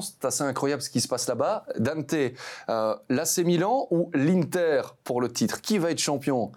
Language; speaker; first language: French; native; French